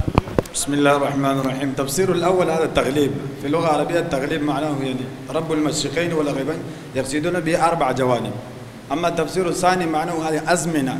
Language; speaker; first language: Arabic; non-native, fluent; Urdu